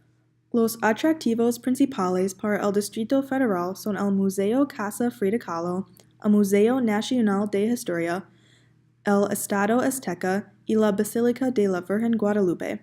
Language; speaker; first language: Spanish; non-native, learner; English